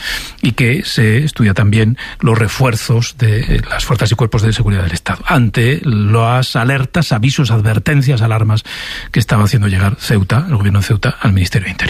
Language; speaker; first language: Spanish; native; Spanish